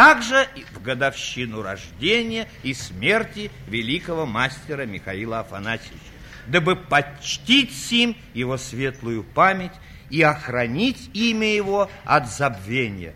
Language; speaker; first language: Russian; native; Russian